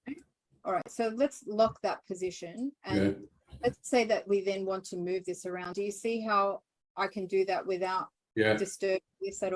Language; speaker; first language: English; native; English